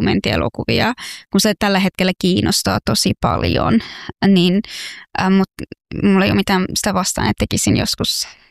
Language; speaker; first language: Finnish; non-native, fluent; Persian